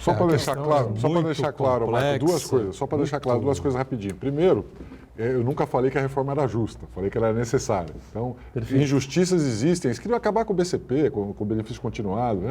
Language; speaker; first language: Portuguese; native; Portuguese